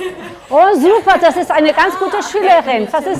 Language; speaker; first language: German; non-native, learner; Catalan